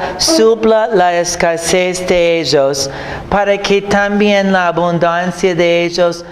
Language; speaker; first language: Spanish; non-native, fluent; English